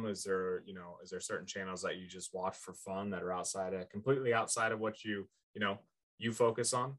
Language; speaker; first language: English; native; English